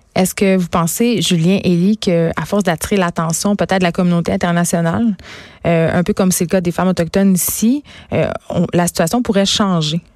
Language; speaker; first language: French; native; French